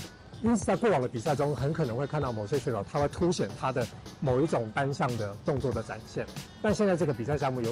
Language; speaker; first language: Chinese; native; Chinese